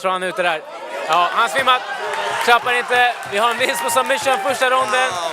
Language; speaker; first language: Swedish; native; Swedish